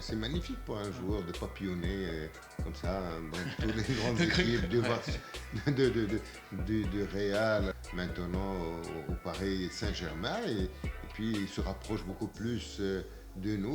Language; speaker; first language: French; non-native, local second language; Arabic